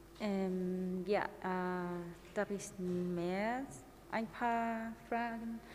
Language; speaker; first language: German; non-native, learner; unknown